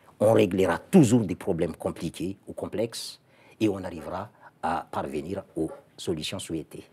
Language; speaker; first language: French; non-native, local second language; Malagasy